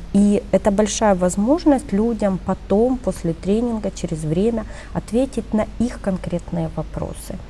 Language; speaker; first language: Russian; native; Russian